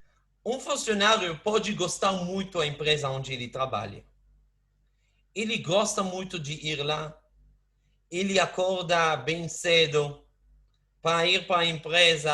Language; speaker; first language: Portuguese; non-native, fluent; Hebrew